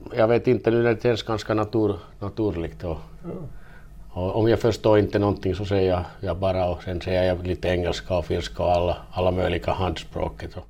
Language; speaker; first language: Swedish; non-native, fluent; Finnish